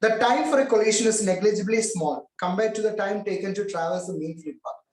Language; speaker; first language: English; non-native, local second language; Malayalam